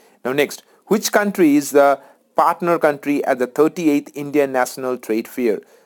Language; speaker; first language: English; non-native, local second language; Bangla